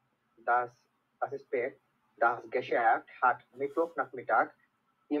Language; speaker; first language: German; non-native, learner; Bangla